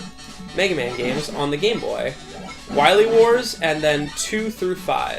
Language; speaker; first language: English; native; English